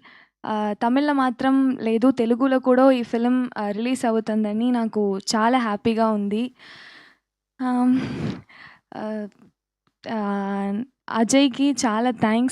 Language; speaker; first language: Telugu; non-native, local second language; Tamil